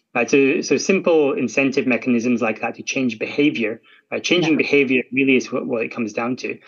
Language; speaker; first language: English; native; English